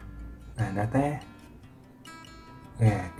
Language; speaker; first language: Japanese; non-native, learner; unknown